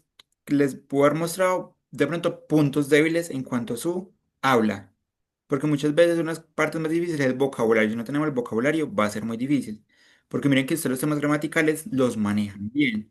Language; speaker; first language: Spanish; native; Spanish